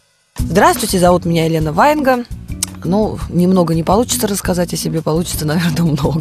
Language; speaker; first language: Russian; native; Russian